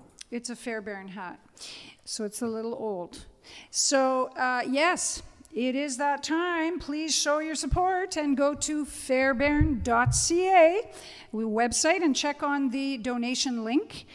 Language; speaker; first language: English; native; English